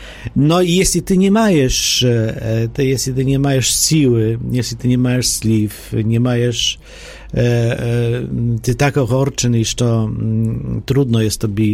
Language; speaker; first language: Polish; non-native, learner; Ukrainian